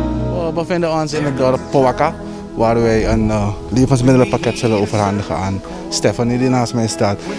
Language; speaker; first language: Dutch; native; Dutch